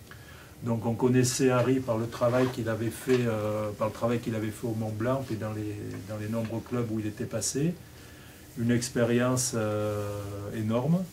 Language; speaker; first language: French; native; French